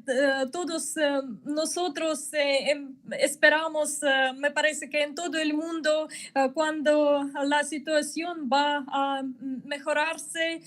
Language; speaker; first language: Spanish; non-native, fluent; Russian